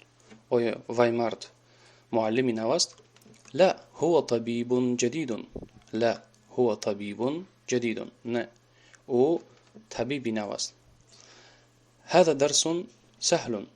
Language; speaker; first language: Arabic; non-native, fluent; Tajik